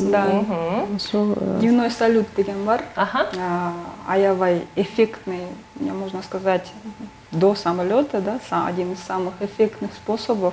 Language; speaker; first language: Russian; non-native, local second language; Kyrgyz